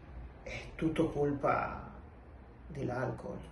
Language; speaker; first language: Italian; non-native, local second language; Spanish